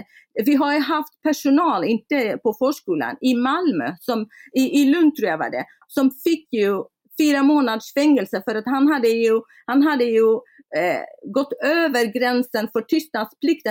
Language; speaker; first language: Swedish; non-native, fluent; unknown